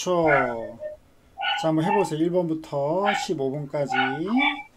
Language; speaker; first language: Korean; native; Korean